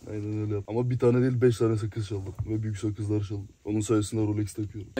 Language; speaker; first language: Turkish; early bilingual, heritage; Turkish